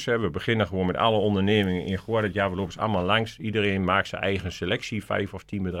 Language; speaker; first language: Dutch; native; Dutch